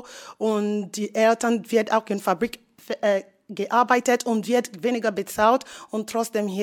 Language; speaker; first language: German; non-native, learner; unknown